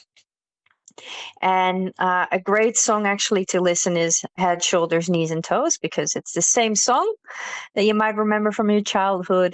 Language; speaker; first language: English; non-native, fluent; Dutch